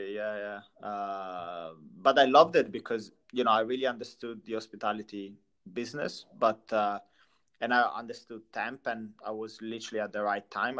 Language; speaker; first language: English; non-native, fluent; Italian